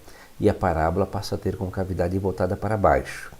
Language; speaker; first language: Portuguese; native; Portuguese